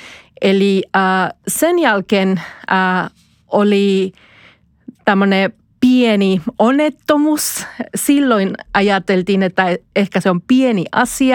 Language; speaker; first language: Finnish; non-native, fluent; Spanish